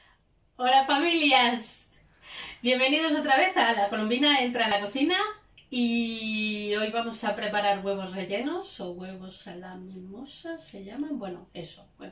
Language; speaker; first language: Spanish; native; Spanish